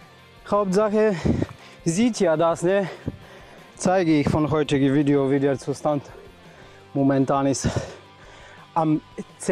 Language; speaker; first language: German; non-native, learner; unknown